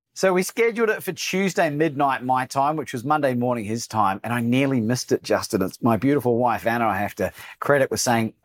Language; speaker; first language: English; native; English